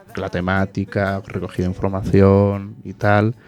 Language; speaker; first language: Spanish; native; Spanish